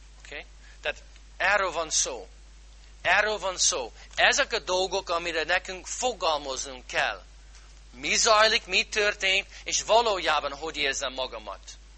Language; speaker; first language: Hungarian; non-native, fluent; English